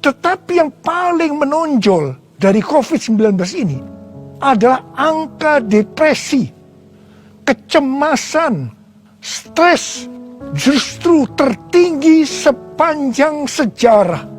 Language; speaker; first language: Indonesian; native; Indonesian